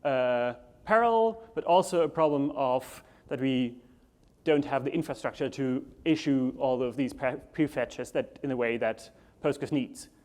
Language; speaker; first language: English; non-native, fluent; German